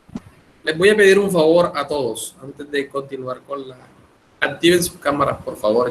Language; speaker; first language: Spanish; native; Spanish